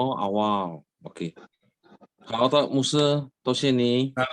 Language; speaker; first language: Chinese; early bilingual, heritage; Chinese